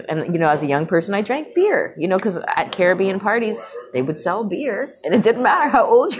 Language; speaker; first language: English; native; English